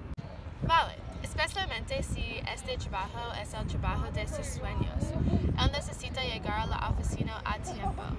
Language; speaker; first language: Spanish; non-native, learner; English